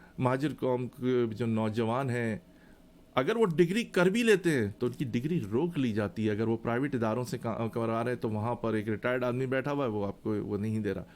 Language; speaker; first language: Urdu; native; Urdu